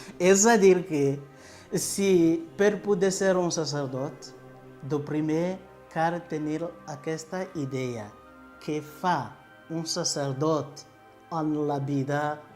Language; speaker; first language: Catalan; non-native, fluent; Kinyarwanda